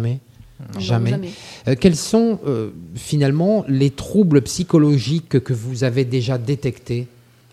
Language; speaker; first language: French; native; French